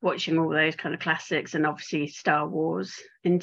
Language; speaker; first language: English; native; English